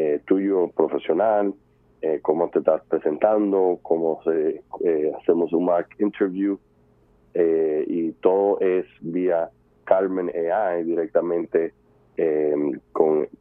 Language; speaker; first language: Spanish; early bilingual, heritage; Spanish